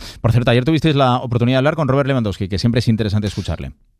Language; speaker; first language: Spanish; native; Spanish